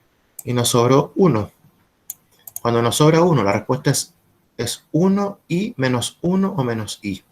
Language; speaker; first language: Spanish; native; Spanish